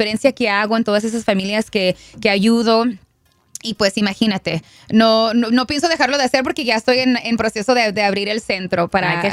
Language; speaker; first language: Spanish; early bilingual, heritage; Spanish